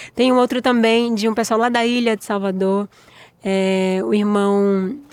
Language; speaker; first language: Portuguese; native; Portuguese